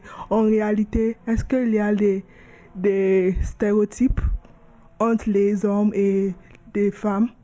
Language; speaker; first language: French; non-native, learner; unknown